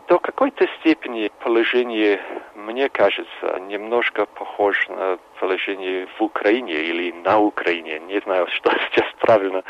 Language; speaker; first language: Russian; non-native, fluent; English